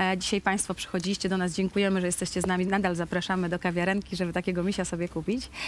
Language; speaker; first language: Polish; native; Polish